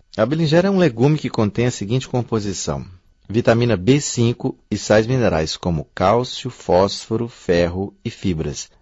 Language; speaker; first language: Portuguese; native; Portuguese